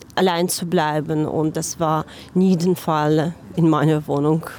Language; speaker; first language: German; non-native, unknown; Ukrainian